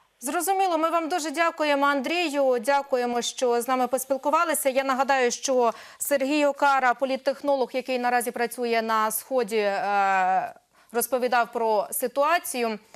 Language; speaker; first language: Ukrainian; native; Ukrainian